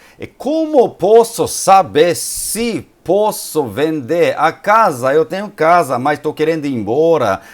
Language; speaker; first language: Portuguese; non-native, fluent; Japanese